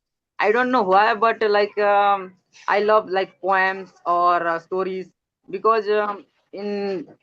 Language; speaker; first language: English; non-native, learner; Odia